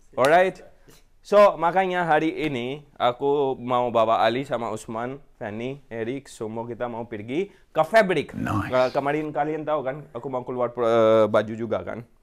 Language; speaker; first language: Indonesian; non-native, fluent; Urdu